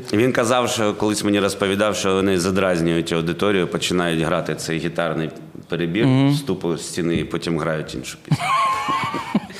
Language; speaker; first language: Ukrainian; native; Ukrainian